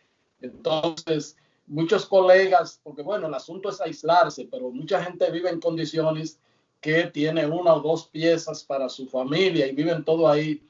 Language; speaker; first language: Spanish; native; Spanish